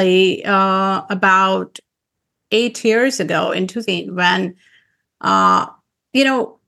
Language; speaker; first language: English; non-native, local second language; Urdu